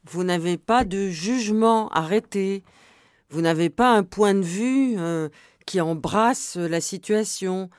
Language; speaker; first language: French; native; French